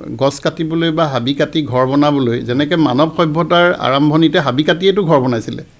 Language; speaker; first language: Assamese; native; Assamese